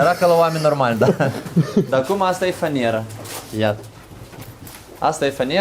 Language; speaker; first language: Romanian; non-native, learner; Ukrainian